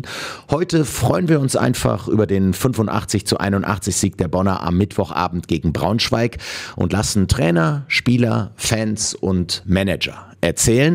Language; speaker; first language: German; native; German